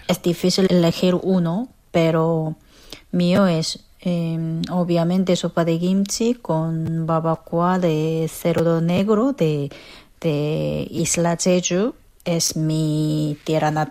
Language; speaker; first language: Spanish; non-native, fluent; Korean